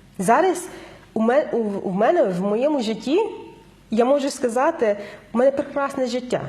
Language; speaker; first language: Ukrainian; non-native, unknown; English